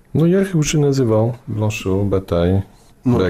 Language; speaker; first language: Russian; non-native, fluent; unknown